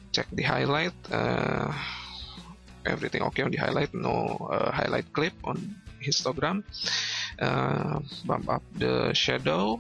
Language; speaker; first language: English; non-native, learner; Indonesian